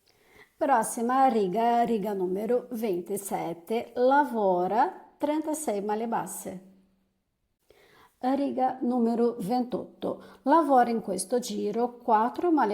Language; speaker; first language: Italian; non-native, fluent; Portuguese